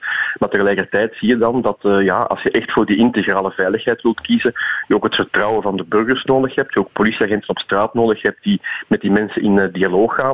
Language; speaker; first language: Dutch; native; Dutch